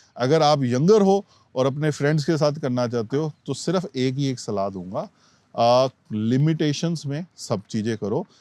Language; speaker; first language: Hindi; native; Hindi